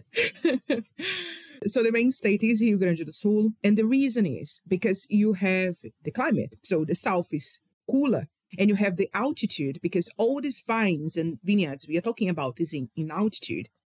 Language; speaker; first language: English; non-native, fluent; Portuguese